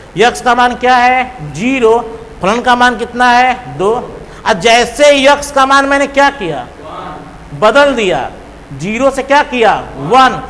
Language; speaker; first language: Hindi; native; Hindi